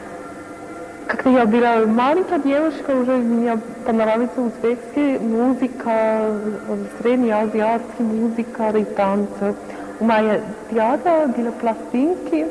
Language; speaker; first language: Russian; non-native, learner; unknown